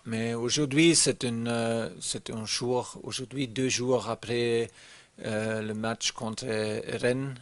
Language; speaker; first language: French; non-native, learner; German